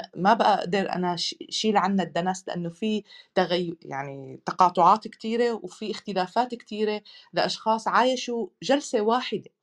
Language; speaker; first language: Arabic; native; Arabic